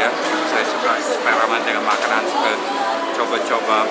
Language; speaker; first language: Indonesian; non-native, fluent; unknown